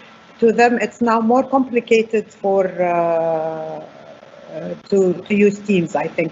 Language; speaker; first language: English; non-native, fluent; Arabic